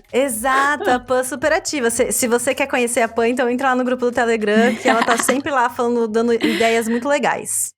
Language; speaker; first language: Portuguese; native; Portuguese